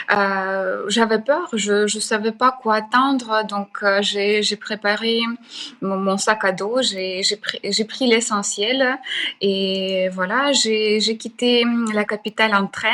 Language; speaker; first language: French; non-native, fluent; Ukrainian